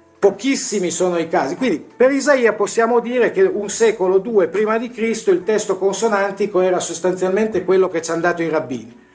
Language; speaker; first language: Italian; native; Italian